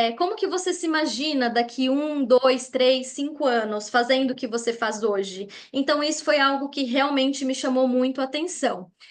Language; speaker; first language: Portuguese; native; Portuguese